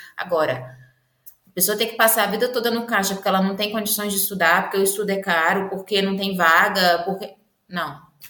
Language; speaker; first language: Portuguese; native; Portuguese